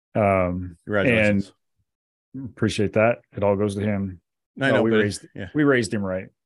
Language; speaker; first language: English; native; English